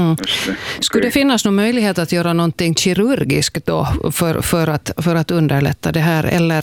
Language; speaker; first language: Swedish; native; Swedish